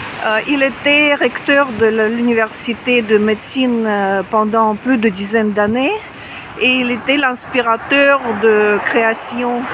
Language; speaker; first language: French; non-native, fluent; Russian